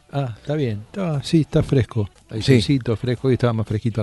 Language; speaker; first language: Spanish; native; Spanish